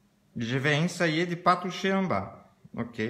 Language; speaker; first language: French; non-native, learner; Portuguese